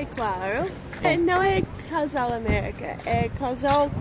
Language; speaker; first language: Portuguese; non-native, fluent; English